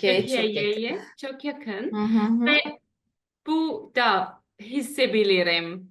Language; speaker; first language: Turkish; non-native, learner; German